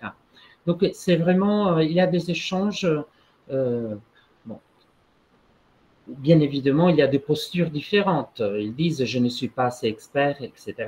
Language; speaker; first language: French; non-native, fluent; Italian